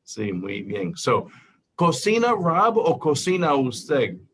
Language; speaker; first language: Spanish; non-native, fluent; English